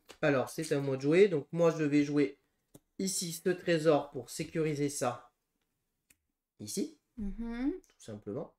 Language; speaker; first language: French; native; French